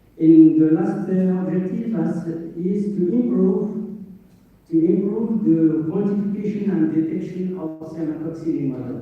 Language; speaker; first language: English; non-native, fluent; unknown